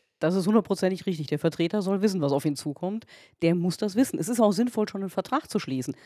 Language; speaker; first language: German; native; German